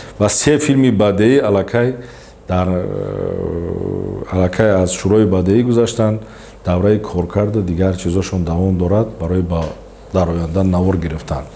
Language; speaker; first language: Tajik; native; Tajik